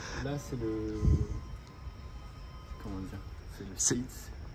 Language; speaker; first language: French; non-native, fluent; Japanese